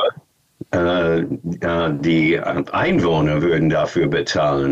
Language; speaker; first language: German; non-native, fluent; English